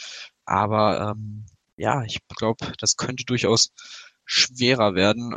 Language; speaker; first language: German; native; German